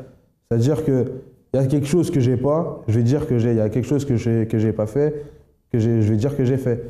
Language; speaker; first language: French; native; French